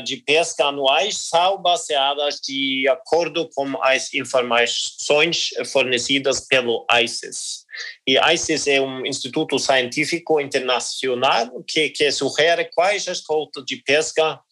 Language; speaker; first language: Portuguese; non-native, learner; Norwegian